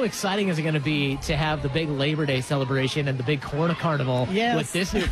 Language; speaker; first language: English; native; English